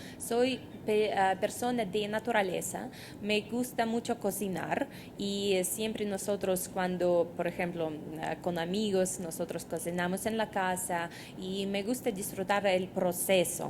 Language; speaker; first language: Spanish; non-native, fluent; Russian